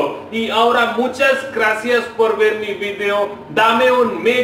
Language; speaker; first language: Spanish; non-native, fluent; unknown